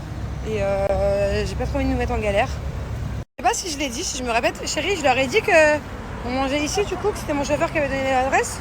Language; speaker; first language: French; native; French